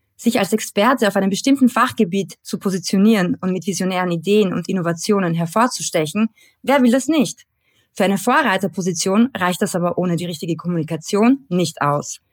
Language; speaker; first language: German; native; German